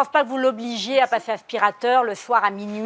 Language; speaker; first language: French; native; French